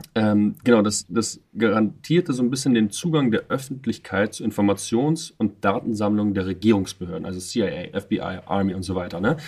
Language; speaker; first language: German; non-native, fluent; Russian